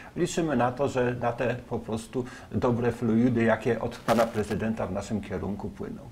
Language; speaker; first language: Polish; native; Polish